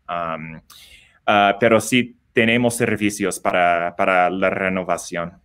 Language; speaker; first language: Spanish; non-native, learner; English